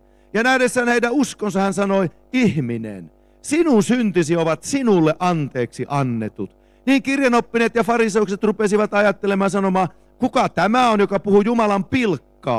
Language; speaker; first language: Finnish; native; Finnish